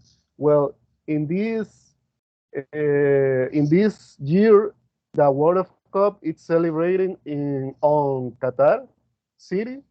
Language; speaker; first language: English; non-native, learner; Spanish